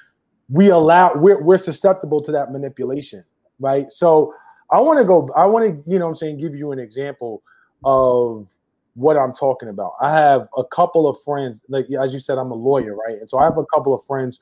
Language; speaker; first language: English; native; English